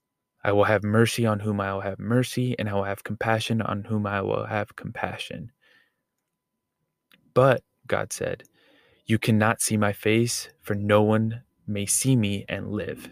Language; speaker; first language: English; native; English